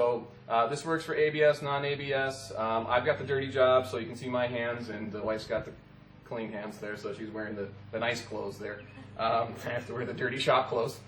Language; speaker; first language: English; native; English